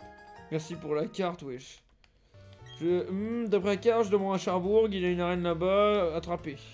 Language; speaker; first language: French; native; French